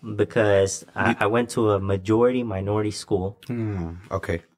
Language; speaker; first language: English; native; English